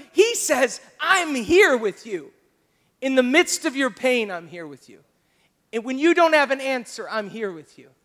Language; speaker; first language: English; native; English